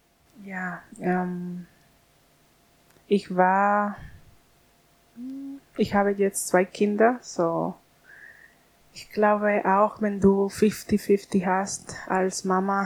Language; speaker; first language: German; non-native, learner; Spanish